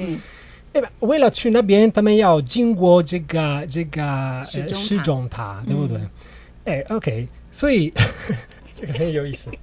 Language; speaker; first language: Chinese; non-native, learner; Italian